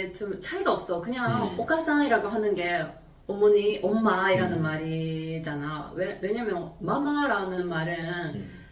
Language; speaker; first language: Korean; non-native, fluent; Japanese